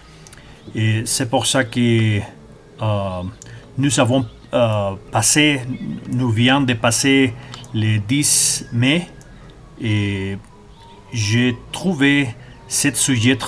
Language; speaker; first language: French; non-native, learner; Spanish